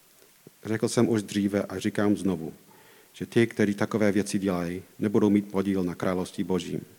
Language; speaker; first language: Czech; non-native, fluent; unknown